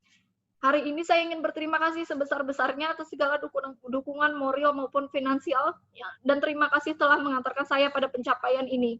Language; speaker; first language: Indonesian; native; Indonesian